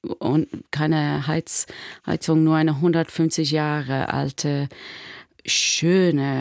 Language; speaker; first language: German; non-native, learner; English